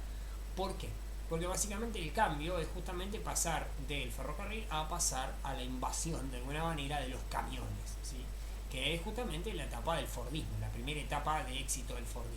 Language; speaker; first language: Spanish; native; Spanish